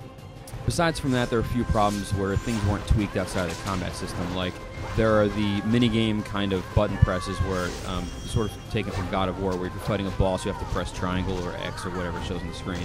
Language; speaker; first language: English; native; English